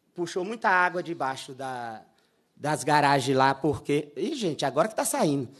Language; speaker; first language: Portuguese; native; Portuguese